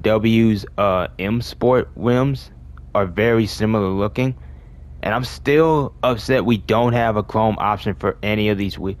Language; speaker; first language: English; native; English